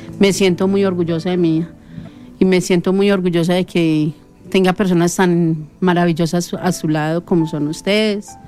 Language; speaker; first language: Spanish; native; Spanish